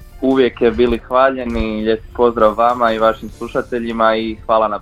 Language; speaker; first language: Croatian; native; Croatian